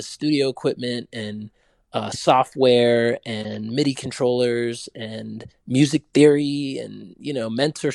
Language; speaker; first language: English; native; English